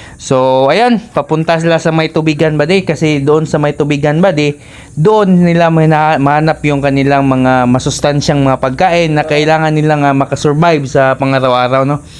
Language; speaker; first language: Filipino; non-native, local second language; Cebuano